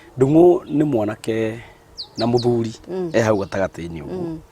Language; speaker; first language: Kikuyu; native; Kikuyu